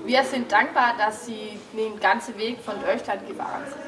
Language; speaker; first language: German; non-native, learner; Danish